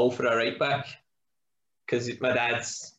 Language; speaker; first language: English; native; English